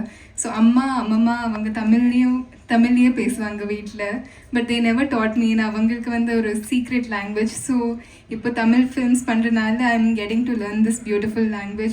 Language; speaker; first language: Tamil; non-native, fluent; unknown